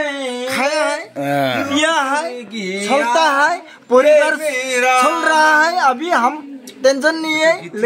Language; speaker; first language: Hindi; non-native, local second language; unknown